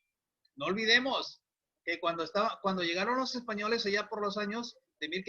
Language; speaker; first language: Spanish; native; Spanish